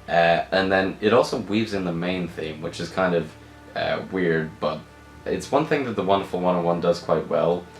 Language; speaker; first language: English; native; English